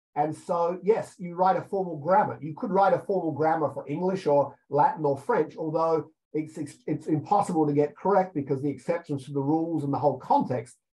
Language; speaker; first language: English; native; English